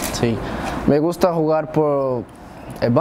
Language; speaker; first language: Spanish; non-native, learner; Portuguese